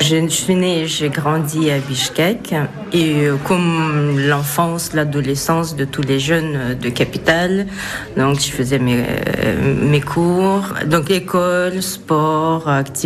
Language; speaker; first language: French; non-native, fluent; Russian